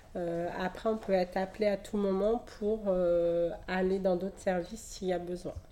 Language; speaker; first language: French; native; French